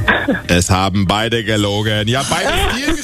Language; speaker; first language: German; native; German